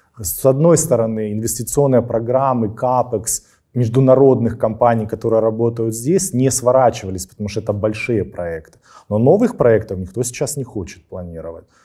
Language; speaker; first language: Russian; native; Russian